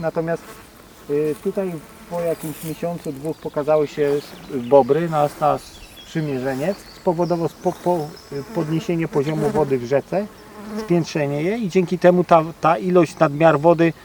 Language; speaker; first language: Polish; native; Polish